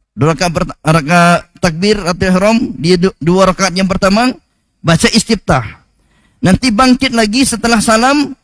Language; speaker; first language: Malay; native; Malay